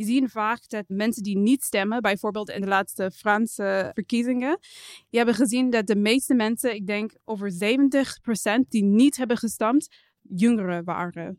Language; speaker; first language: Dutch; non-native, fluent; English